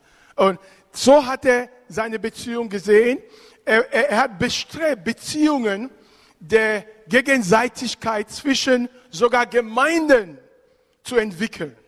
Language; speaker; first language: German; non-native, fluent; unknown